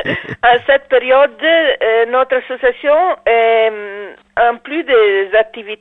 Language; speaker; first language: French; non-native, learner; Italian